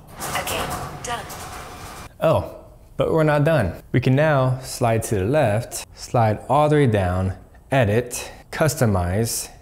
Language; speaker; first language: English; native; English